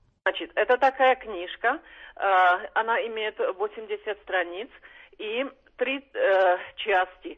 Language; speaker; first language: Russian; non-native, fluent; Czech